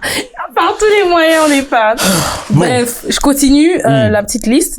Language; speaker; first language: French; native; French